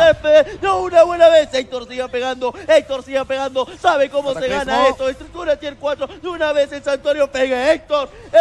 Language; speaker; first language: Spanish; native; Spanish